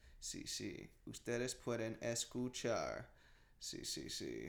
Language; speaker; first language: Spanish; non-native, learner; English